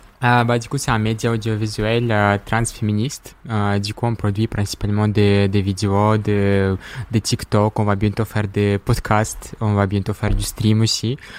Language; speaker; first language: French; non-native, fluent; Russian